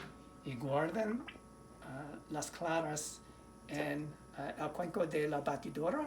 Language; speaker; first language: Spanish; non-native, learner; English